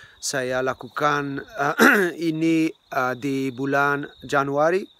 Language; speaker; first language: Indonesian; non-native, learner; English